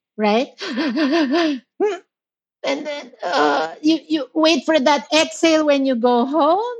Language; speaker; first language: English; non-native, local second language; Filipino